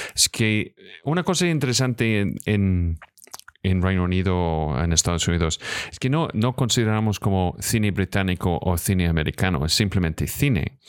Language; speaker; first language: Spanish; non-native, fluent; English